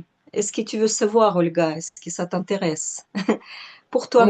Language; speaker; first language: French; non-native, fluent; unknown